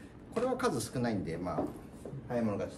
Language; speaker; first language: Japanese; native; Japanese